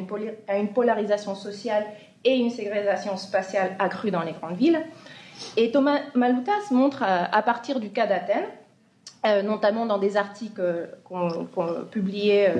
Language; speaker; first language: French; native; French